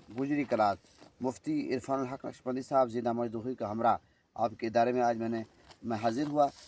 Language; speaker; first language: Urdu; non-native, local second language; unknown